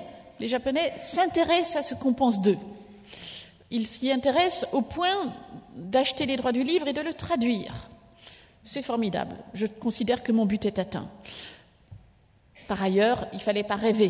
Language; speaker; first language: French; native; French